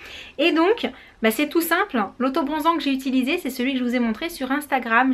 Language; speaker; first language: French; native; French